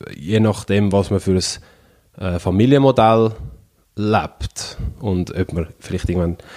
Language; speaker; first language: German; native; German